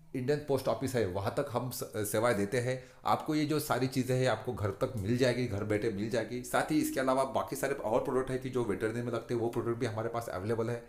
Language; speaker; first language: Hindi; non-native, local second language; Marathi